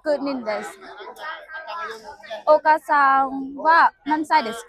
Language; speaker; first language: Japanese; non-native, learner; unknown